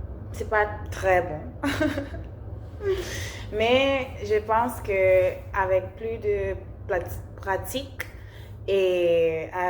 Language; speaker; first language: French; non-native, learner; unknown